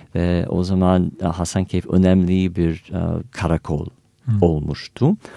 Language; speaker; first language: Turkish; non-native, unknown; English